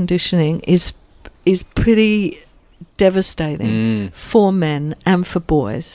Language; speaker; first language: English; native; English